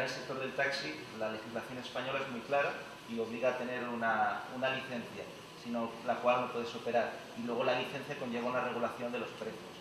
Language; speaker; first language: Spanish; native; Spanish